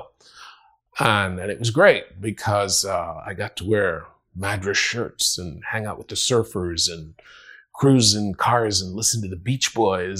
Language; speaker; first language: English; non-native, fluent; Spanish